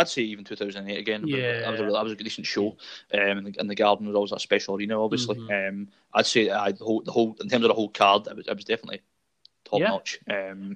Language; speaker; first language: English; native; English